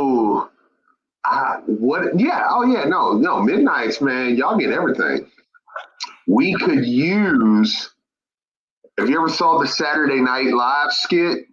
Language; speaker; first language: English; native; English